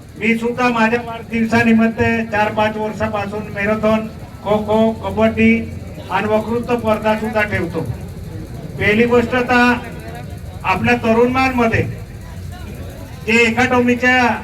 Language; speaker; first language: Marathi; non-native, local second language; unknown